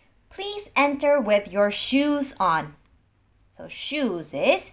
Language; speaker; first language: English; non-native, fluent; Japanese